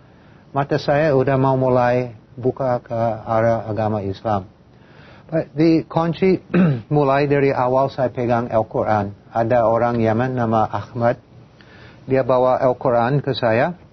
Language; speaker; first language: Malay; non-native, fluent; English